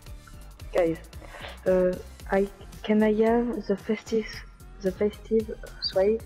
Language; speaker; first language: English; non-native, learner; French